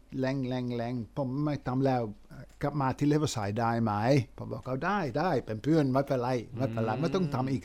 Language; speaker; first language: Thai; non-native, fluent; Dutch